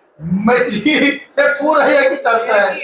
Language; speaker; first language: Hindi; non-native, local second language; Telugu